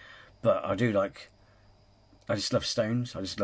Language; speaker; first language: English; native; English